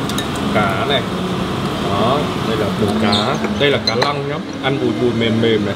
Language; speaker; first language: Vietnamese; native; Vietnamese